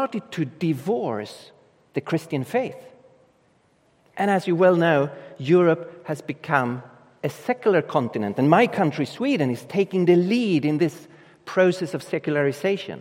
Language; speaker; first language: English; non-native, fluent; Swedish